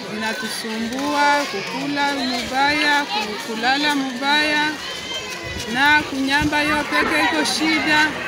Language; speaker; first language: Swahili; native; Swahili